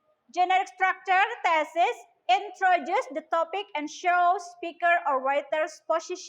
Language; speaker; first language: English; non-native, learner; Indonesian